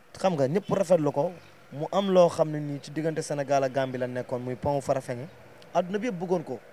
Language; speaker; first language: Wolof; native; Wolof